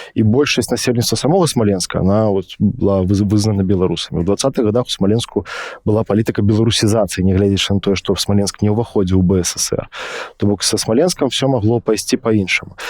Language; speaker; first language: Belarusian; non-native, local second language; Russian